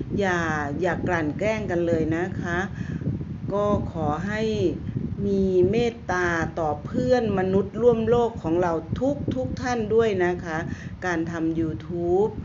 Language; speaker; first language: Thai; native; Thai